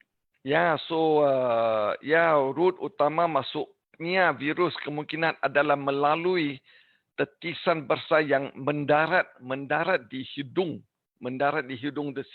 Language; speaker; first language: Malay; non-native, learner; English